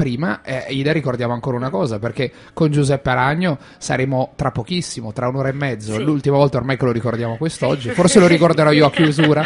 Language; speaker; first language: Italian; native; Italian